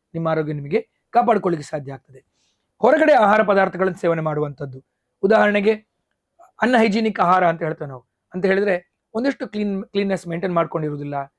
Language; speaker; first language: Kannada; non-native, local second language; Tulu